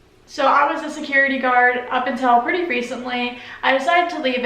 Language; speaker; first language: English; native; English